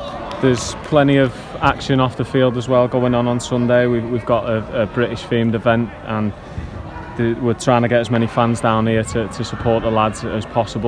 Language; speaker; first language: English; native; English